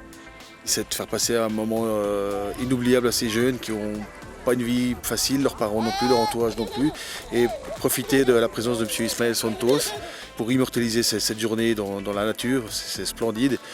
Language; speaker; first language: French; native; French